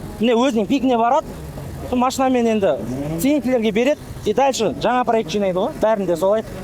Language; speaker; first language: Kazakh; native; Kazakh